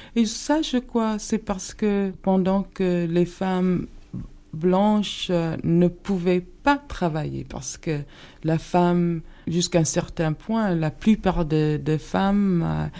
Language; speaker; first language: French; non-native, fluent; English